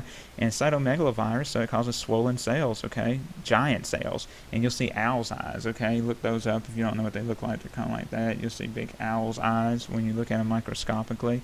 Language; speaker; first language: English; native; English